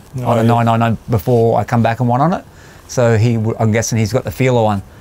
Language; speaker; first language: English; native; English